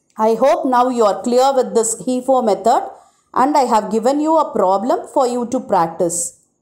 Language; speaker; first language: English; non-native, local second language; Tamil